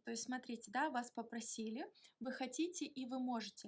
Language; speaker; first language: Russian; native; Russian